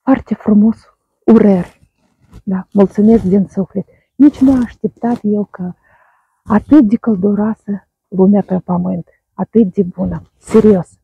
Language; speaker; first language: Romanian; non-native, learner; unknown